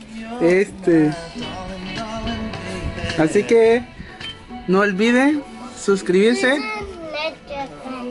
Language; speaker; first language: Spanish; native; Spanish